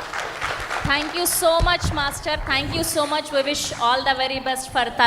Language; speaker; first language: Telugu; native; Telugu